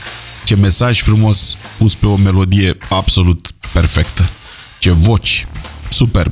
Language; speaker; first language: Romanian; native; Romanian